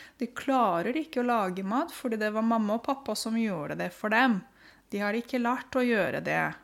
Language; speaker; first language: Norwegian; non-native, fluent; Romanian